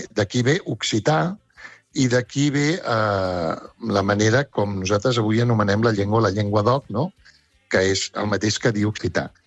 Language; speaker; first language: Catalan; native; Catalan